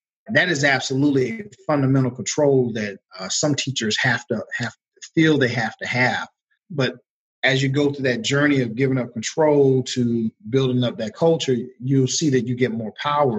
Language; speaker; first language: English; native; English